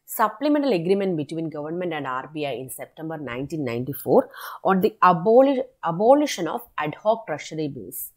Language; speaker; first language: English; non-native, local second language; Malayalam